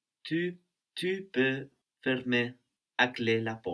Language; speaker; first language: French; non-native, learner; Spanish